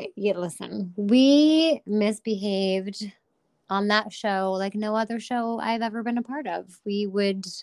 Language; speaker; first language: English; native; English